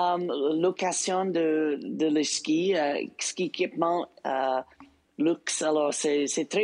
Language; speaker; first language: French; non-native, local second language; English